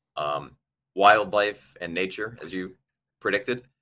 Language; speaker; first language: English; native; English